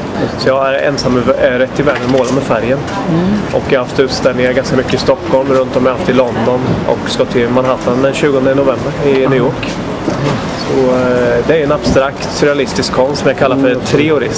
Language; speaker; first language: Swedish; native; Swedish